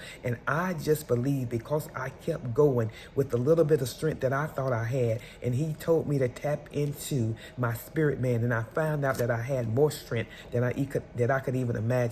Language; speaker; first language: English; native; English